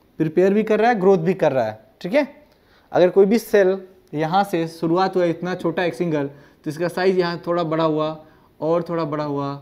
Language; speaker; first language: Hindi; non-native, local second language; Gujarati